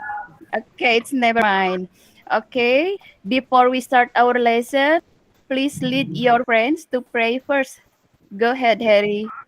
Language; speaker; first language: English; non-native, learner; Indonesian